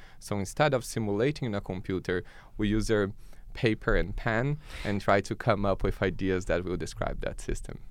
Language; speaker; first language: English; non-native, fluent; Portuguese